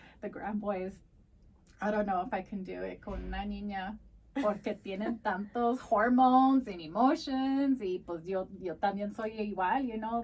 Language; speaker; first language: Spanish; early bilingual, heritage; Spanish